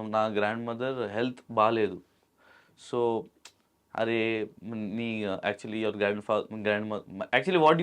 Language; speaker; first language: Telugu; non-native, local second language; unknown